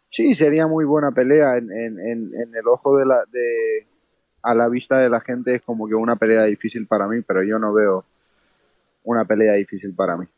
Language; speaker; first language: Spanish; non-native, fluent; Georgian